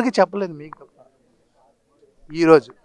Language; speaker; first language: Telugu; native; Telugu